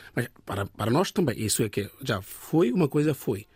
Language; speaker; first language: Portuguese; non-native, learner; Bangla